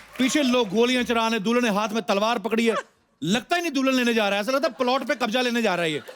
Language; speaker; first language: Hindi; non-native, local second language; Punjabi